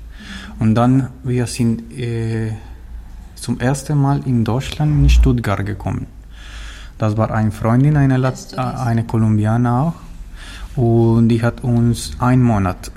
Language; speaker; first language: German; non-native, learner; Spanish